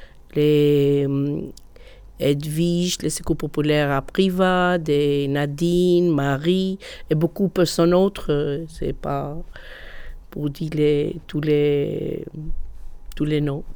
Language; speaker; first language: French; non-native, learner; Albanian